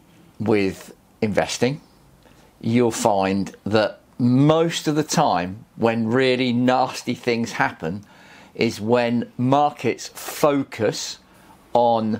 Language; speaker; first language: English; native; English